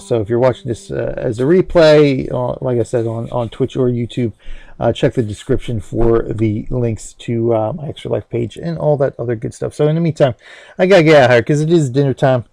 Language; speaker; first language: English; native; English